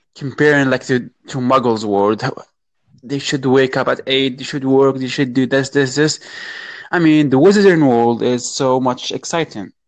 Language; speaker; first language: English; non-native, fluent; Arabic